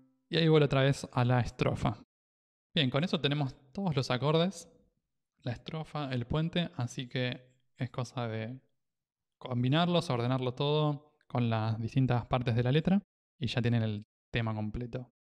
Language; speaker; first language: Spanish; native; Spanish